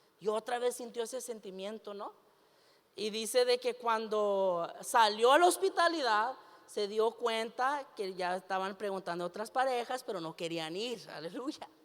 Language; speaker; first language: Spanish; early bilingual, heritage; Spanish